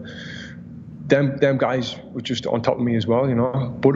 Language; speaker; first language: English; native; English